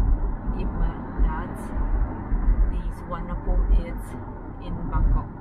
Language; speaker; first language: German; non-native, learner; Thai